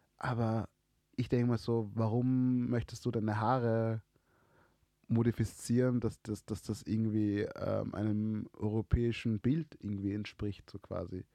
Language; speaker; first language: German; early bilingual, other home language; Swahili